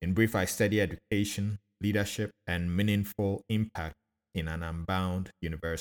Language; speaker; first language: English; non-native, local second language; Akan